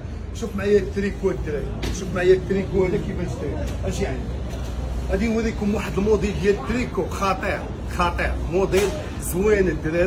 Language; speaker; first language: Arabic; native; Arabic